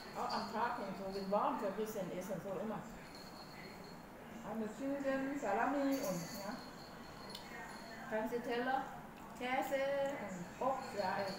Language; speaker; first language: German; non-native, learner; Thai